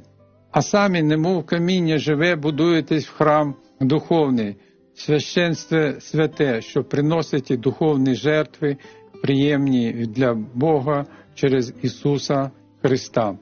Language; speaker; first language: Ukrainian; native; Ukrainian